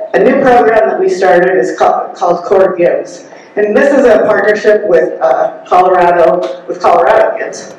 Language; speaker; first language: English; native; English